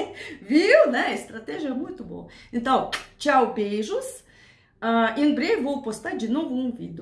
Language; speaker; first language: Portuguese; non-native, learner; Russian